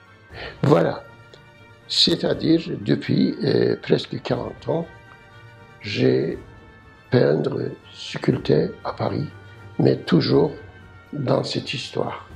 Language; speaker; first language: French; non-native, learner; Turkish